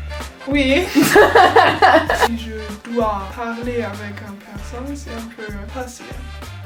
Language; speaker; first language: French; non-native, learner; German